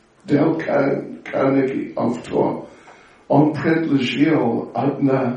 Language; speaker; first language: Russian; non-native, learner; English